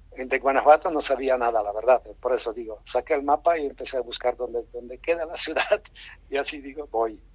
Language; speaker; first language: Spanish; non-native, fluent; Polish